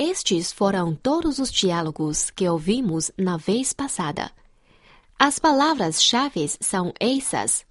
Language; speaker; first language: Portuguese; non-native, fluent; Chinese